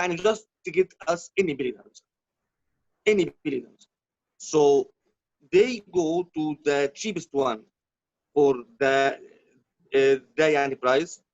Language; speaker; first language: English; non-native, learner; Arabic